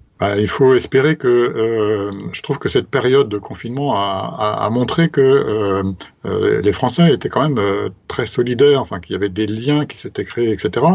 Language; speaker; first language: French; native; French